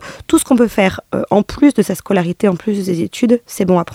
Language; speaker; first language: French; native; French